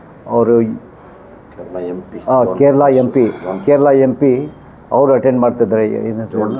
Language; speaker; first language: Kannada; non-native, local second language; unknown